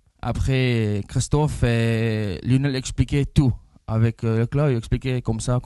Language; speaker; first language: French; non-native, learner; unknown